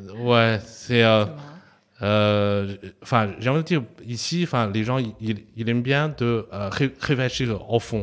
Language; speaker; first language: French; non-native, fluent; Chinese